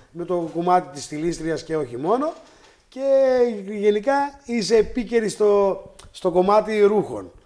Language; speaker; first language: Greek; native; Greek